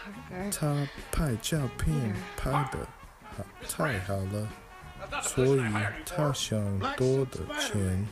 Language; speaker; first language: Chinese; non-native, learner; English